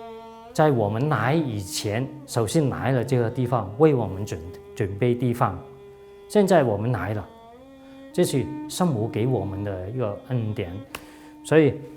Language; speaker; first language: Chinese; non-native, local second language; Cantonese